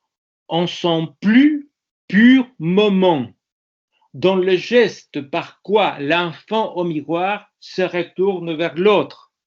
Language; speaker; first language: French; non-native, fluent; Spanish